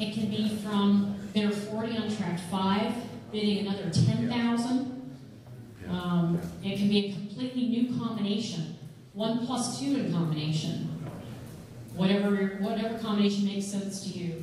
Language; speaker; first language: English; native; English